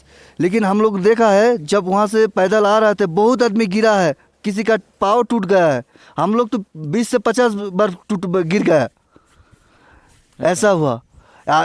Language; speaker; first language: Hindi; non-native, local second language; Bangla